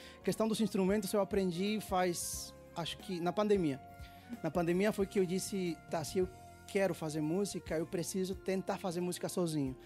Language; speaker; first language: Portuguese; non-native, fluent; Spanish